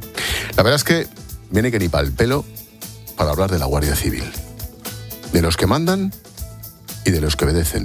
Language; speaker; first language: Spanish; native; Spanish